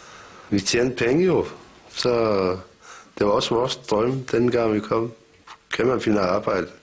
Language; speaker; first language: Danish; non-native, fluent; Turkish